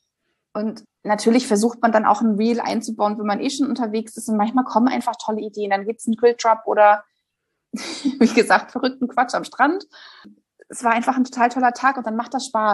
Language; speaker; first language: German; native; German